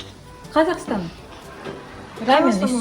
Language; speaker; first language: Korean; non-native, learner; Kazakh